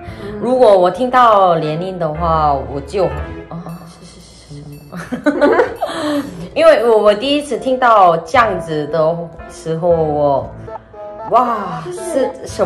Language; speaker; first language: Chinese; non-native, learner; Korean